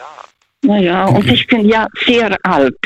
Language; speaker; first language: German; non-native, learner; Russian